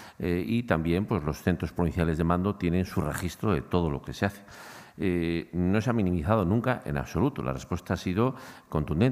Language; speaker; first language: Spanish; native; Spanish